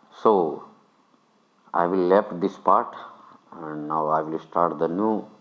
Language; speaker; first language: English; non-native, local second language; Hindi